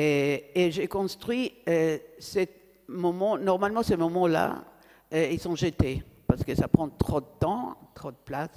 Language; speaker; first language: French; non-native, fluent; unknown